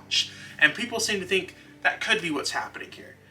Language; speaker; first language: English; native; English